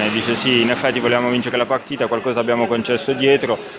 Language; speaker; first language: Italian; native; Italian